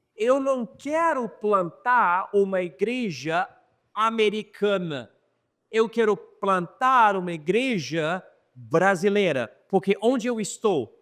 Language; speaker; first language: Portuguese; non-native, fluent; English